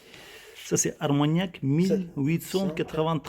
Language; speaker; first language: French; non-native, learner; Russian